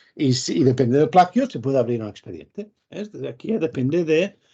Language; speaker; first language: Spanish; native; Spanish